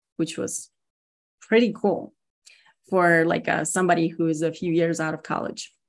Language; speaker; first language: English; non-native, fluent; Russian